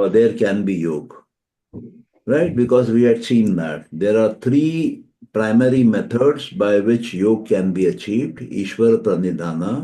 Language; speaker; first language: English; non-native, local second language; Hindi